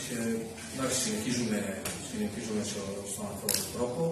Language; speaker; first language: Greek; non-native, learner; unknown